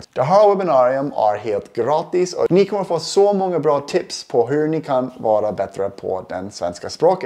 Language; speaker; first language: Swedish; non-native, fluent; English